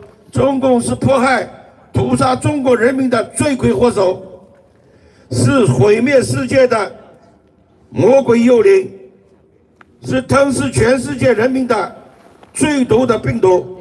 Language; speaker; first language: Chinese; native; Chinese